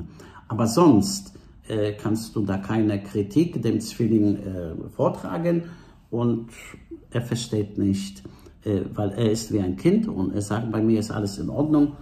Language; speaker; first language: German; non-native, fluent; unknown